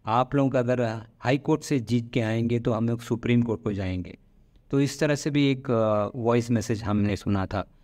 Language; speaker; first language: Hindi; non-native, local second language; Malayalam